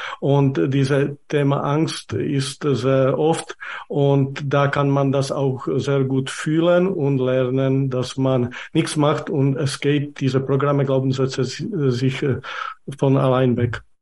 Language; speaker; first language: German; non-native, fluent; Czech